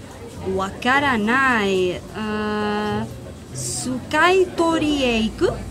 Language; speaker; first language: Japanese; non-native, learner; Spanish